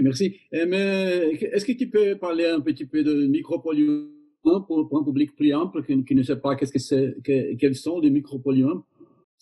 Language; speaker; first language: French; non-native, learner; Portuguese